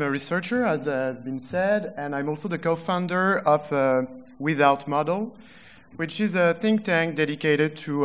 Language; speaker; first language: English; non-native, fluent; French